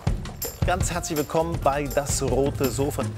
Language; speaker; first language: German; native; German